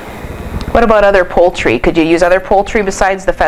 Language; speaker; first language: English; native; English